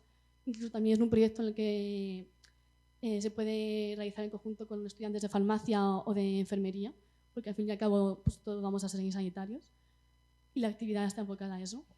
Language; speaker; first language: Spanish; native; Spanish